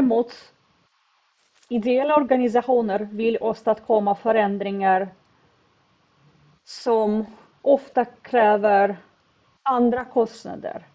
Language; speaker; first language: Swedish; non-native, fluent; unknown